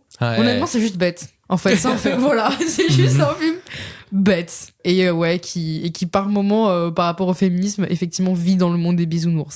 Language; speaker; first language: French; native; French